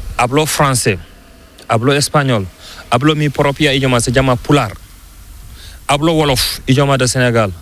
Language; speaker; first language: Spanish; non-native, learner; Fula